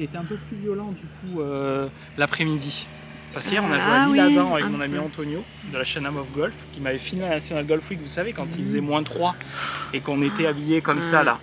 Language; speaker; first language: French; native; French